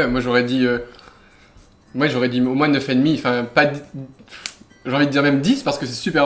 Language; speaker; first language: French; native; French